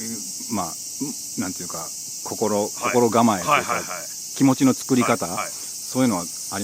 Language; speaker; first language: Japanese; native; Japanese